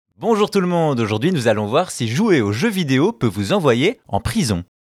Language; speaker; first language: French; native; French